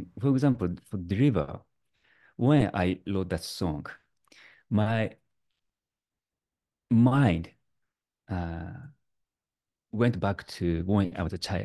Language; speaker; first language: English; non-native, learner; Japanese